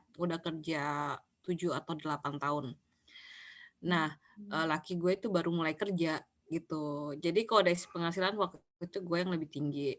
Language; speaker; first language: Indonesian; native; Indonesian